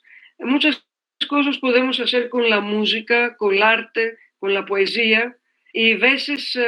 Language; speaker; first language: Spanish; non-native, fluent; Greek